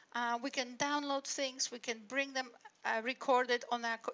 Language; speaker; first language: English; non-native, fluent; Polish